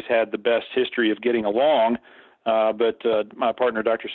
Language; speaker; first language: English; native; English